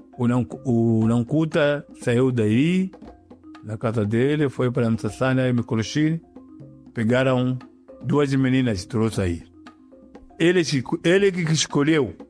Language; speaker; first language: Portuguese; non-native, local second language; Yao